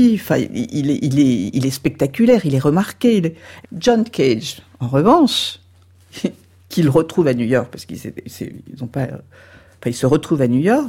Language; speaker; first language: French; native; French